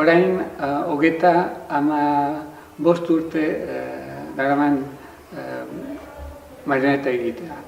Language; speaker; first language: Basque; non-native, learner; Italian